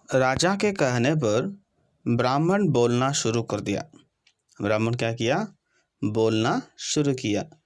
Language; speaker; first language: Hindi; non-native, local second language; Kannada